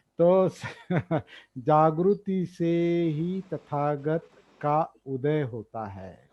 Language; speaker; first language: Hindi; non-native, local second language; Marathi